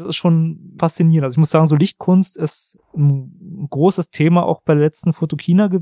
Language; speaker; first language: German; native; German